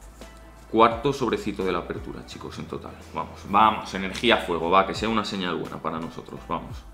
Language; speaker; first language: Spanish; native; Spanish